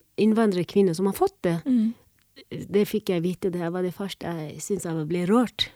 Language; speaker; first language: Norwegian; non-native, fluent; Somali